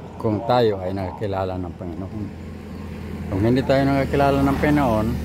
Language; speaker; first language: Filipino; non-native, local second language; Waray